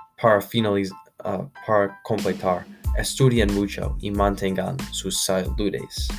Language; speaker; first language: Spanish; non-native, learner; English